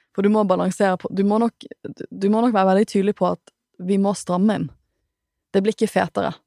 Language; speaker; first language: Norwegian; native; Norwegian